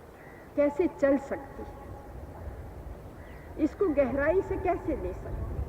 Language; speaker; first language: Hindi; native; Hindi